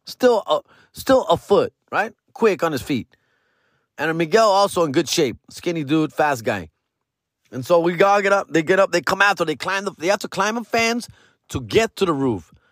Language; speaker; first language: English; early bilingual, other home language; Spanish